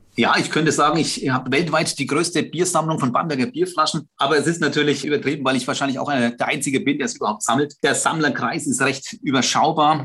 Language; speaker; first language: German; native; German